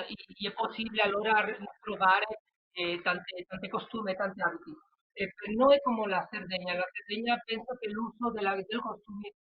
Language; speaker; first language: Italian; non-native, learner; Spanish